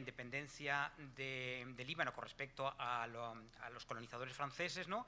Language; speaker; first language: Spanish; native; Spanish